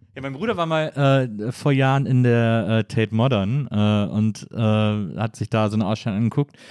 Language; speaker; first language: German; native; German